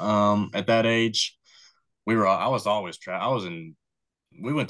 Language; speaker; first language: English; native; English